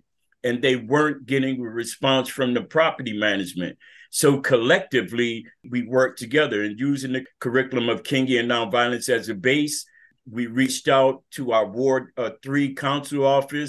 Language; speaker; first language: English; native; English